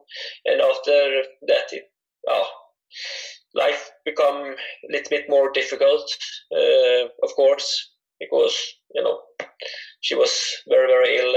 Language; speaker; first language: English; non-native, fluent; Swedish